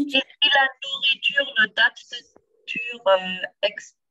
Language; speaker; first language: French; non-native, learner; German